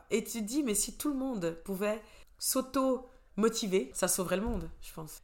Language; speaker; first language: French; early bilingual, other home language; Portuguese